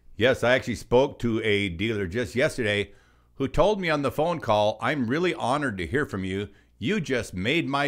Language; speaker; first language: English; native; English